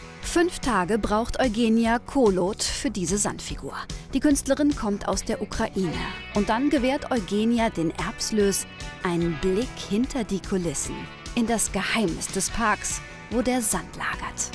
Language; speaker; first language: German; native; German